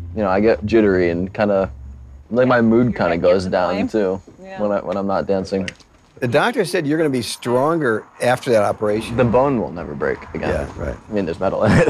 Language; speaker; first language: English; native; English